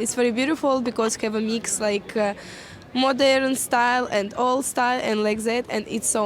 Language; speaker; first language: English; non-native, learner; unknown